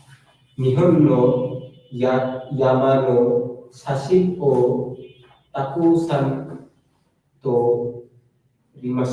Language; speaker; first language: Japanese; non-native, learner; Bangla